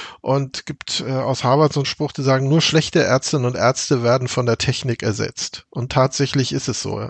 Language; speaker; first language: German; native; German